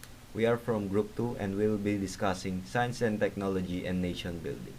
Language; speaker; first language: English; non-native, local second language; Filipino